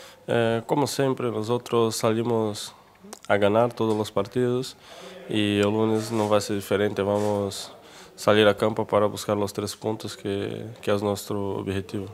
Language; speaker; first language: Spanish; non-native, fluent; Portuguese